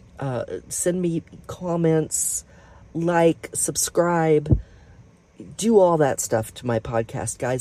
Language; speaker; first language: English; native; English